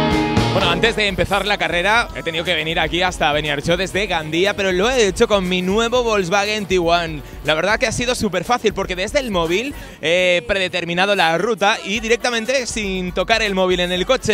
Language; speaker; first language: Spanish; native; Spanish